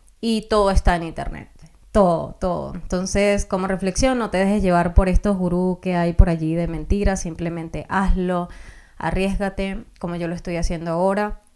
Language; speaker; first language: Spanish; native; Spanish